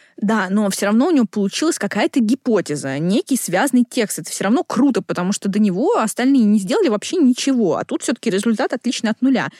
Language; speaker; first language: Russian; native; Russian